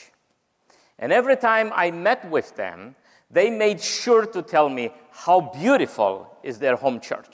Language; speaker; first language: English; non-native, fluent; Romanian